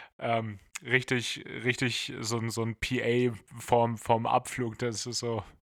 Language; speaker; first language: German; native; German